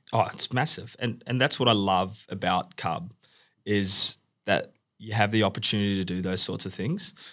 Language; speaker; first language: English; native; English